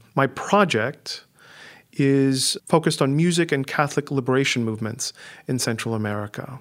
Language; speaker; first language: English; native; English